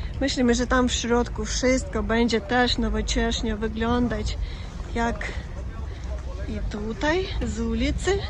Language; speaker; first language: Polish; non-native, learner; Ukrainian